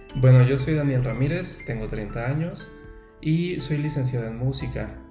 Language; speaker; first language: Spanish; native; Spanish